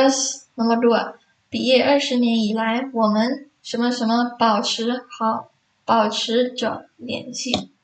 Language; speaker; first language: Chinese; non-native, fluent; Indonesian